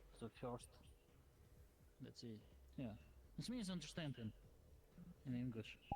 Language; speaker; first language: English; non-native, learner; Russian